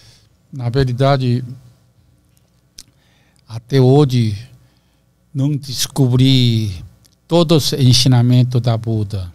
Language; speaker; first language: Portuguese; non-native, learner; Korean